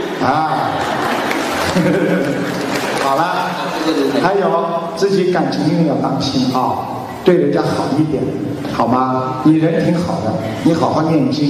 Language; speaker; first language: Chinese; native; Chinese